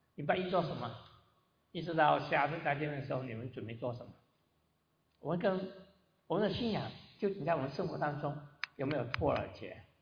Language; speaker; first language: Chinese; non-native, local second language; Cantonese